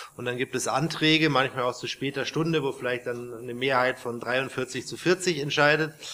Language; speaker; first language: German; native; German